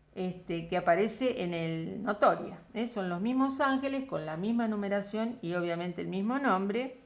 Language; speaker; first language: Spanish; native; Spanish